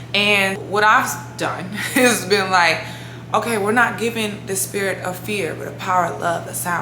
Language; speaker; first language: English; native; English